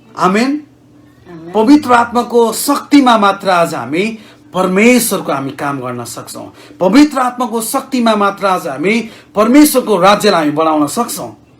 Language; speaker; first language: Nepali; native; Nepali